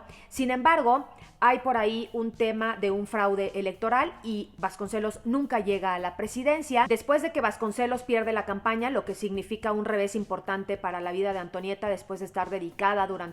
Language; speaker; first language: Spanish; native; Spanish